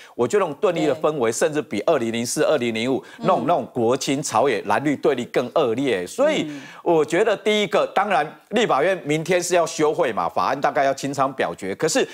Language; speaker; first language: Chinese; native; Chinese